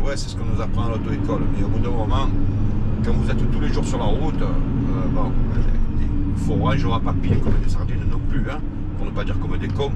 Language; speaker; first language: French; native; French